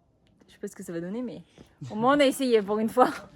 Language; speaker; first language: French; native; French